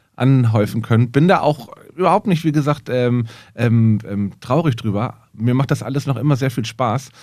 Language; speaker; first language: German; native; German